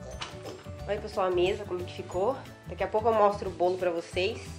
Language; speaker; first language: Portuguese; native; Portuguese